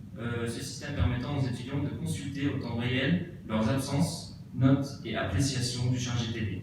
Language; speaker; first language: French; native; French